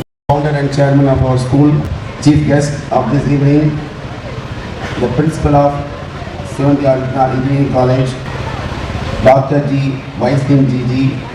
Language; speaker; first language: English; non-native, local second language; Tamil